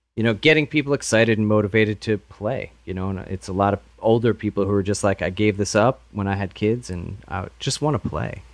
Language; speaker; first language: English; native; English